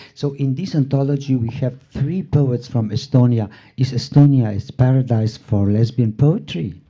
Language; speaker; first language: English; non-native, fluent; Slovenian